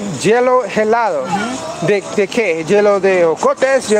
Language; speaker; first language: Spanish; non-native, learner; English